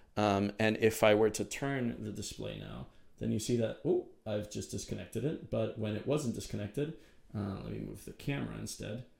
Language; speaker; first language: English; early bilingual, other home language; Spanish